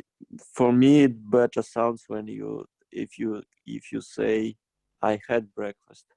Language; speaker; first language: English; non-native, fluent; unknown